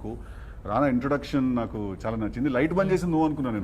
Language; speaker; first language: Telugu; native; Telugu